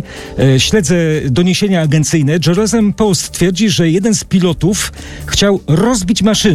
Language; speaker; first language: Polish; native; Polish